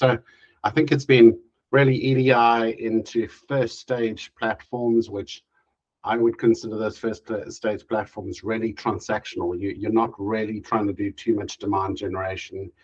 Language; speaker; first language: English; native; English